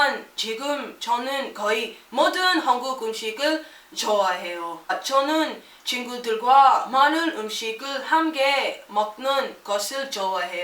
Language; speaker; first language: Korean; non-native, learner; English